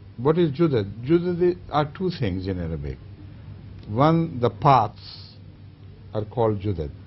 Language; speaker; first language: English; non-native, local second language; Urdu